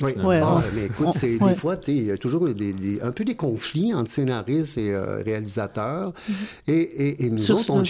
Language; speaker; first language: French; native; French